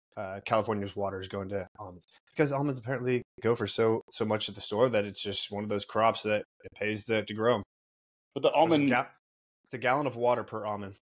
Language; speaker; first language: English; native; English